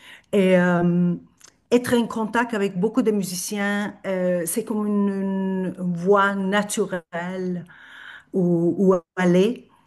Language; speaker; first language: French; non-native, fluent; Turkish